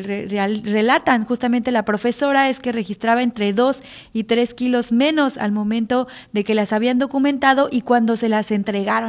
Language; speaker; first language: Spanish; native; Spanish